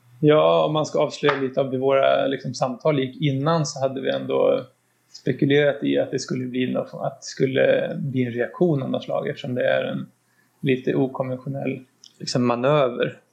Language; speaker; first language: Swedish; native; Swedish